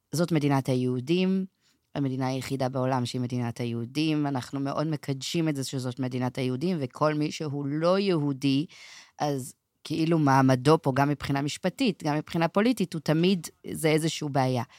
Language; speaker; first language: Hebrew; native; Hebrew